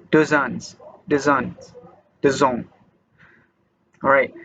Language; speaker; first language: French; non-native, learner; Malay